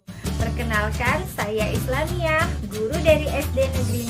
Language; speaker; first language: Indonesian; native; Indonesian